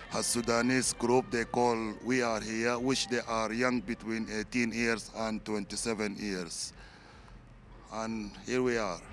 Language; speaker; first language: English; non-native, learner; Arabic